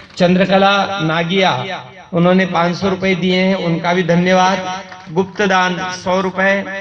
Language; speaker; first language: Hindi; native; Hindi